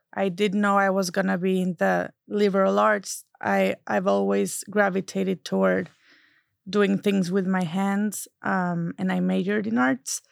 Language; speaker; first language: English; non-native, fluent; Spanish